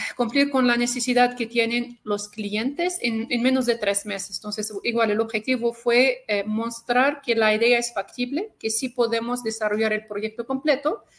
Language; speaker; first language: Spanish; non-native, fluent; Arabic